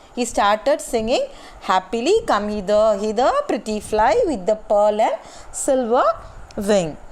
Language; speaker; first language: English; non-native, local second language; Tamil